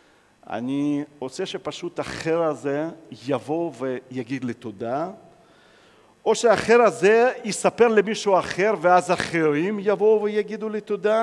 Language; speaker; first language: Hebrew; non-native, fluent; Russian